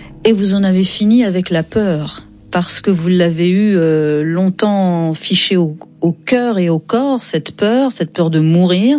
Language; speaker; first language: French; native; French